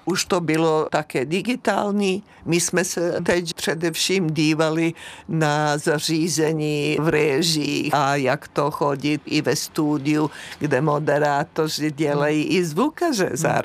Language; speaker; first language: Czech; native; Czech